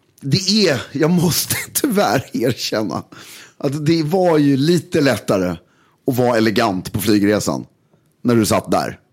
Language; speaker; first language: Swedish; native; Swedish